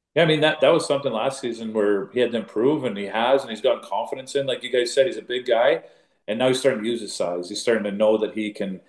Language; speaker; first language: English; native; English